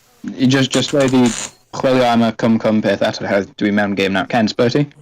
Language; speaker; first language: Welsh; non-native, local second language; English